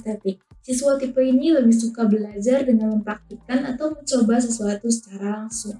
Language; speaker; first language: Indonesian; native; Indonesian